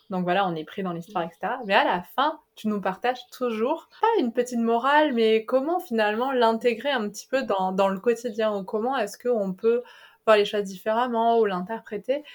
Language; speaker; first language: French; native; French